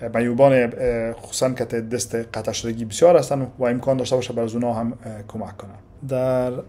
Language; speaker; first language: Persian; native; Persian